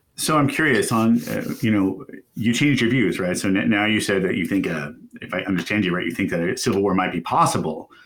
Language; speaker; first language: English; native; English